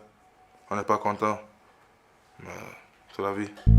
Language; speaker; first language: French; early bilingual, other home language; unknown